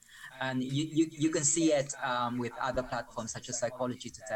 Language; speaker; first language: English; non-native, local second language; Filipino